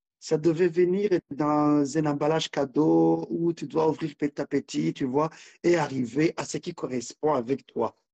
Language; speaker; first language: French; non-native, local second language; Rundi